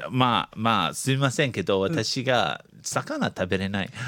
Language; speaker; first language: Japanese; non-native, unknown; English